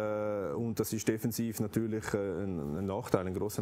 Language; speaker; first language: German; native; German